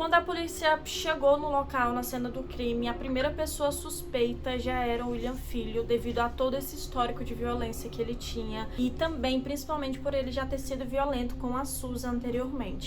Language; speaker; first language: Portuguese; native; Portuguese